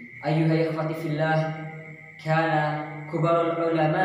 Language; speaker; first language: Arabic; non-native, learner; Indonesian